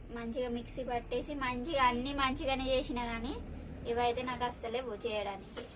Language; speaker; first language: Telugu; non-native, local second language; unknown